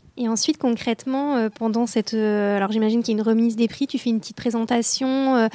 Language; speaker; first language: French; native; French